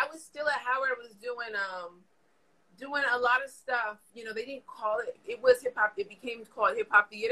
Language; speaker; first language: English; native; English